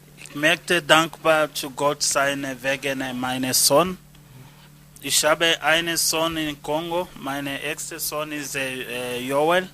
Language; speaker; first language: German; non-native, learner; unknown